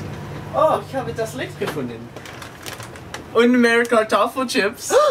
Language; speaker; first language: German; non-native, learner; English